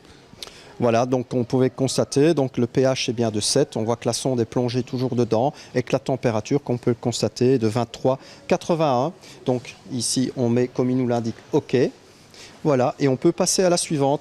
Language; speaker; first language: French; native; French